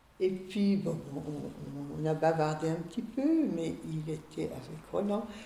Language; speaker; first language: French; early bilingual, other home language; Hungarian